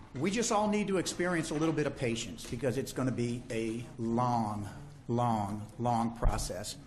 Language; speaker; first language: English; native; English